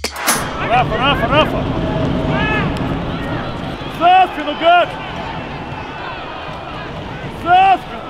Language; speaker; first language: Russian; native; Russian